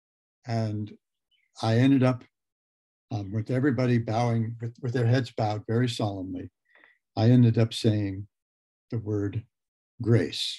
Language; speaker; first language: English; native; English